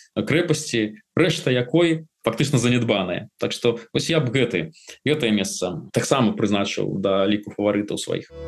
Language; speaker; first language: Belarusian; native; Belarusian